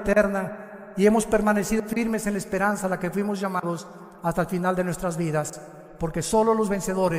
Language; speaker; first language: Spanish; native; Spanish